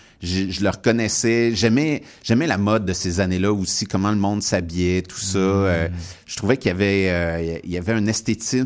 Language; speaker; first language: French; native; French